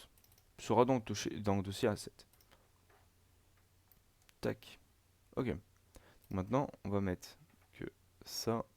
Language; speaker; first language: French; native; French